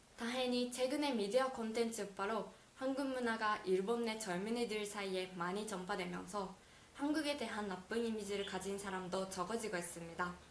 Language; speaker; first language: Korean; non-native, fluent; Japanese